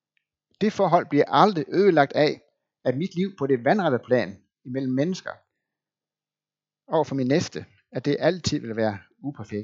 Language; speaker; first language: Danish; native; Danish